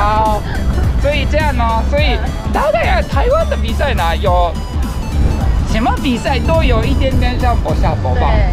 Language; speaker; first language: Chinese; non-native, learner; Japanese